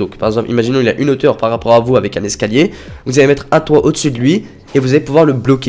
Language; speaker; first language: French; native; French